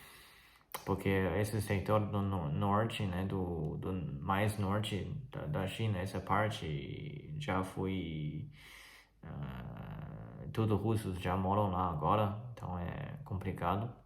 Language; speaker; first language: Portuguese; non-native, fluent; Chinese